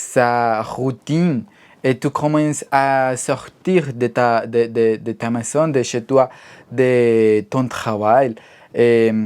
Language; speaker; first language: French; non-native, learner; Spanish